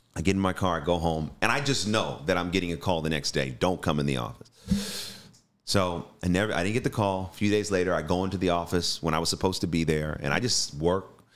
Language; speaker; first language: English; native; English